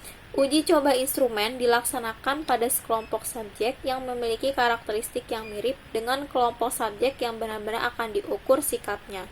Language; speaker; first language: Indonesian; native; Indonesian